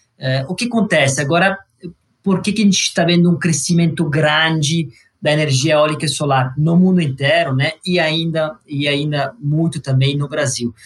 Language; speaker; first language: Portuguese; non-native, fluent; Italian